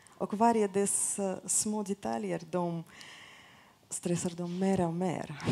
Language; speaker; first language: Swedish; non-native, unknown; Russian